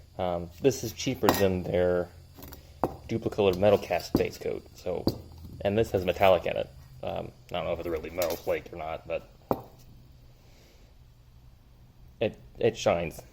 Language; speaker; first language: English; native; English